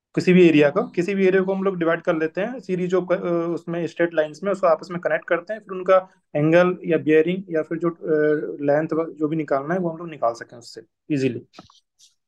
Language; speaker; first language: Hindi; native; Hindi